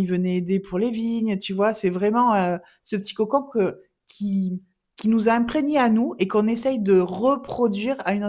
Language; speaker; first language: French; native; French